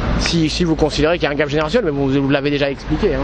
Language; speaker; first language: French; native; French